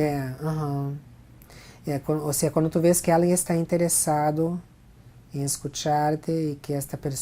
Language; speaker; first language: Spanish; non-native, fluent; Portuguese